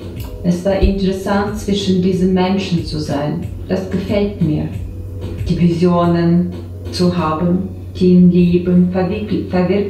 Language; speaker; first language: German; non-native, learner; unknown